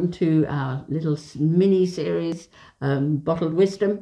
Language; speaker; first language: English; native; English